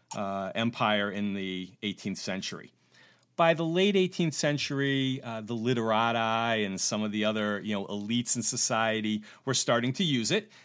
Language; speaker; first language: English; native; English